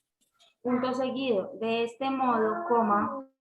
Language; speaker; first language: Spanish; native; Spanish